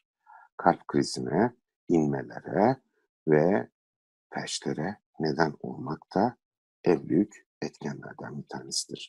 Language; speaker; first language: Turkish; native; Turkish